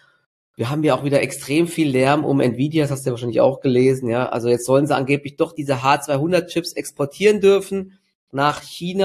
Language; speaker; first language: German; native; German